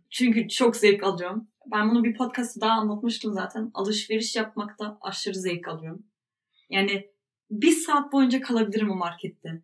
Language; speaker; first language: Turkish; early bilingual, heritage; Turkish